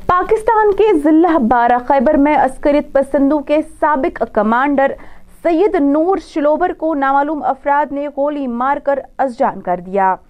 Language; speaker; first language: Urdu; non-native, local second language; Kashmiri